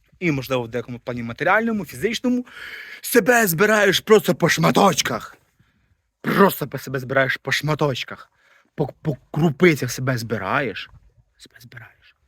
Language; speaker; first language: Ukrainian; native; Ukrainian